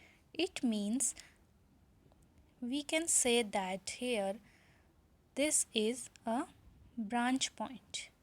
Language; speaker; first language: English; non-native, local second language; Hindi